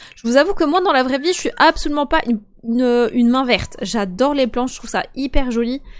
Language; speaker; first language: French; native; French